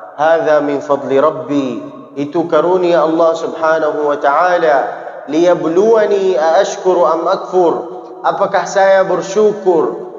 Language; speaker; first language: Malay; early bilingual, heritage; Malay